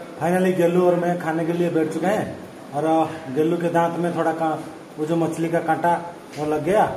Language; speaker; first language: Hindi; non-native, local second language; Odia